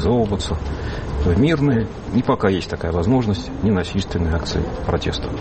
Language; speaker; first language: Russian; native; Russian